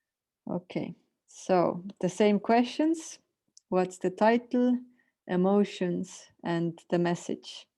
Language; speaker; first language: English; non-native, fluent; Estonian